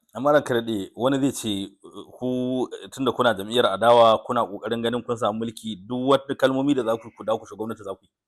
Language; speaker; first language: Hausa; native; Hausa